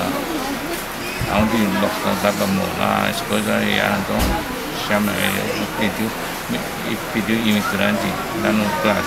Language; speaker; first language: Portuguese; non-native, learner; Chinese